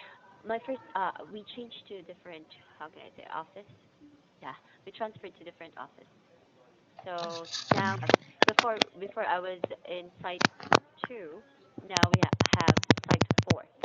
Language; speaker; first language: English; non-native, fluent; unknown